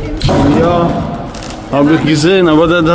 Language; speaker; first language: German; non-native, learner; Russian